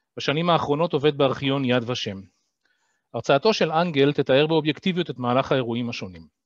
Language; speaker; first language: Hebrew; native; Hebrew